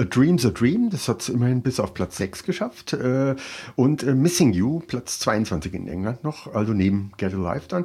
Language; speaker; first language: German; native; German